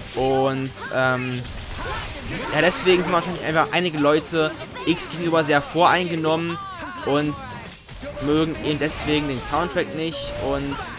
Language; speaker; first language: German; native; German